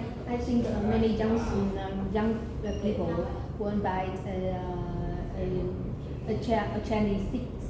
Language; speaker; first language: English; non-native, learner; Vietnamese